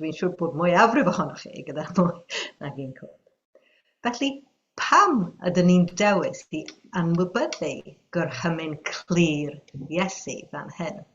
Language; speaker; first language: Welsh; non-native, fluent; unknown